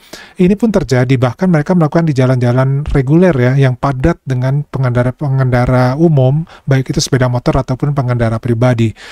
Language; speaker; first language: Indonesian; native; Indonesian